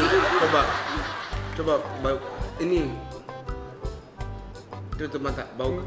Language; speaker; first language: Indonesian; non-native, fluent; Japanese